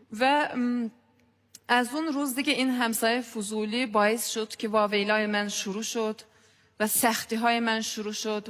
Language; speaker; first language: Persian; non-native, fluent; Azerbaijani